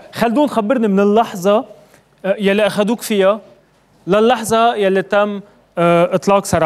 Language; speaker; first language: Arabic; native; Arabic